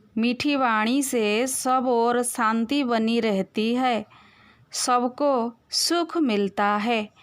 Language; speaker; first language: Hindi; non-native, local second language; Odia